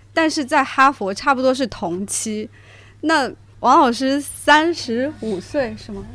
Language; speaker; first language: Chinese; native; Chinese